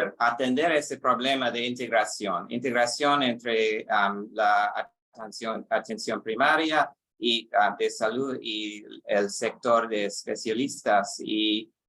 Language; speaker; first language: Spanish; non-native, learner; English